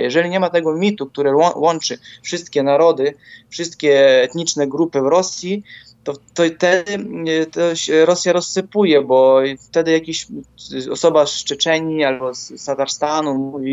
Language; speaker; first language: Polish; non-native, fluent; Ukrainian